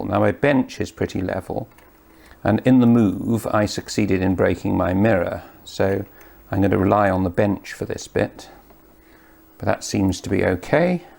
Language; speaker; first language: English; native; English